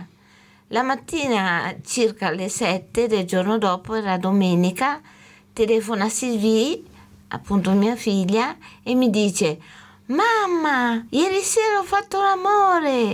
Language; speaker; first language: Italian; native; Italian